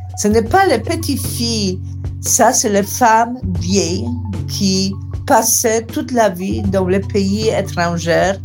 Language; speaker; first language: French; non-native, learner; Polish